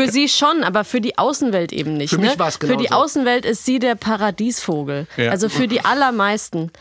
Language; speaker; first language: German; native; German